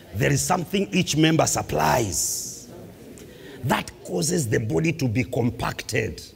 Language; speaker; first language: English; non-native, local second language; Swahili